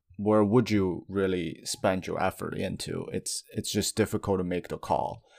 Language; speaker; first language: English; non-native, fluent; Chinese